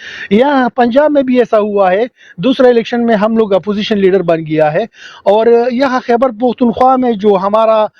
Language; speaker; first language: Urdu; non-native, local second language; Pashto